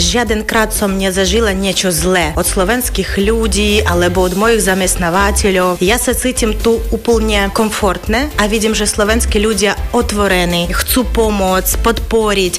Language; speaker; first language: Slovak; non-native, fluent; Ukrainian